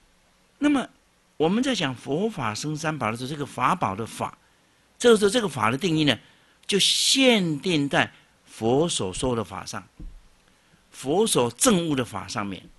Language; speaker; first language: Chinese; native; Chinese